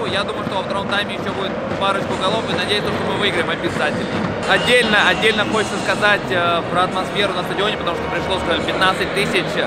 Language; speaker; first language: Russian; native; Russian